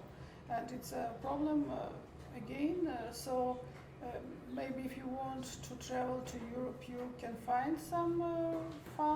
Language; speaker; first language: English; non-native, learner; Armenian